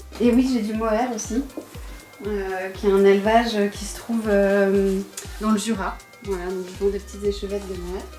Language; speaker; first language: French; native; French